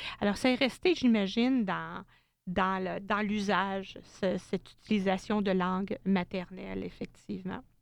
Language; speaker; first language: French; native; French